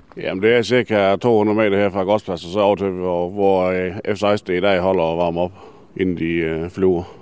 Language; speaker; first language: Danish; native; Danish